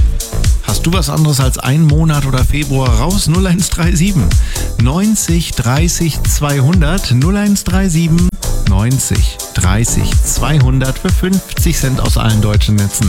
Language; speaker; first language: German; native; German